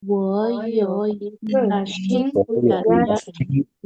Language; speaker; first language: Chinese; non-native, learner; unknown